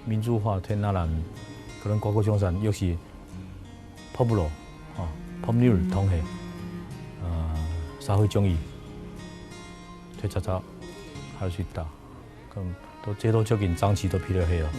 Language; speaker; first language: Korean; non-native, fluent; Chinese